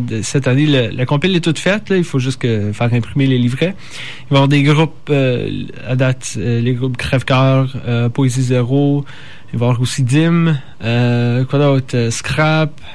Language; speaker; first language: French; native; French